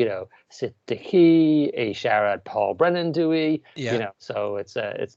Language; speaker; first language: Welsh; non-native, learner; English